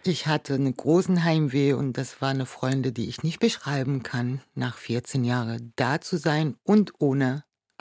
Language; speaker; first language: German; non-native, fluent; Arabic